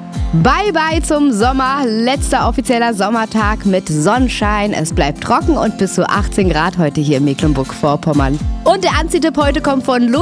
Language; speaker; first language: German; native; German